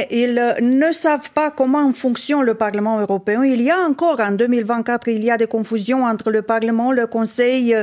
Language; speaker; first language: French; non-native, fluent; Romanian